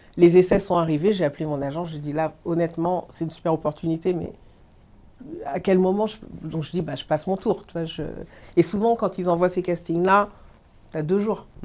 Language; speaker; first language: French; early bilingual, other home language; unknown